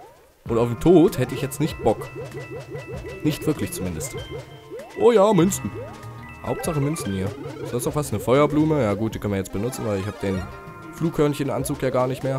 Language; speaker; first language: German; native; German